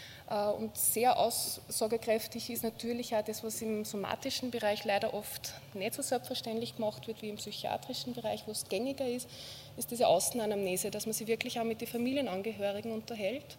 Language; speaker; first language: German; native; German